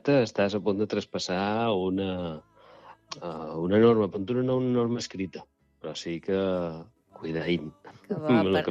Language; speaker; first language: Catalan; native; Catalan